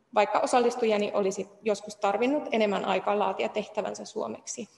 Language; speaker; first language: Finnish; non-native, fluent; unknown